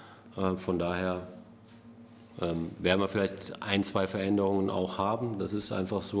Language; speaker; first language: German; native; German